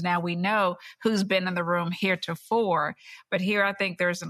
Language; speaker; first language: English; native; English